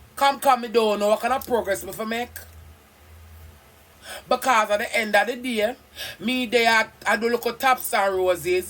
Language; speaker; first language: English; non-native, local second language; Jamaican Creole English